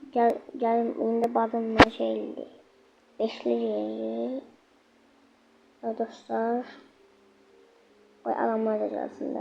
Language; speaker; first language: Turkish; non-native, learner; Azerbaijani